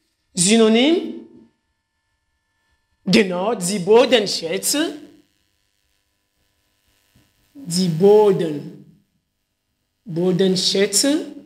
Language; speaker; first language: German; non-native, fluent; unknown